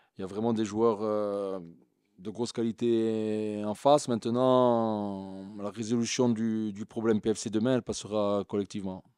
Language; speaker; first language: French; native; French